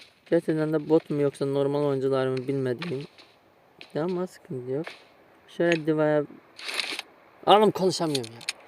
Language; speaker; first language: Turkish; non-native, learner; Azerbaijani